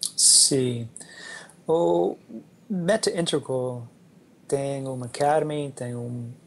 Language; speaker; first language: Portuguese; non-native, learner; English